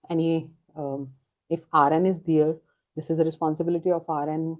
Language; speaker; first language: English; non-native, local second language; Punjabi